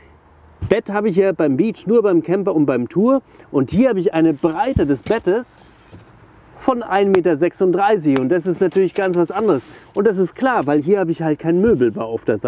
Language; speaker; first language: German; native; German